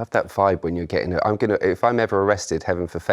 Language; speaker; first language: English; native; English